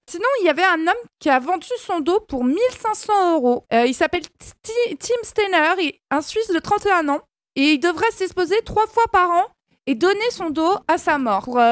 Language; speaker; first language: French; native; French